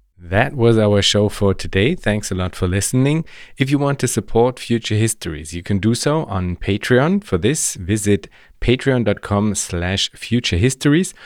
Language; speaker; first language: English; non-native, fluent; German